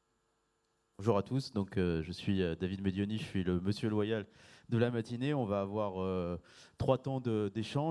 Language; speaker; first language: French; native; French